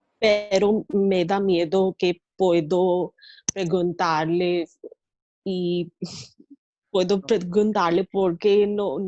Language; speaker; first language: Spanish; non-native, learner; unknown